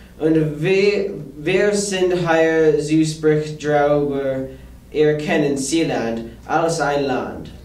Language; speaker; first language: German; non-native, learner; English